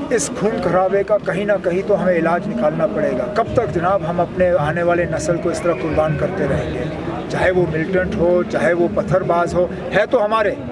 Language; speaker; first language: Hindi; non-native, local second language; Kashmiri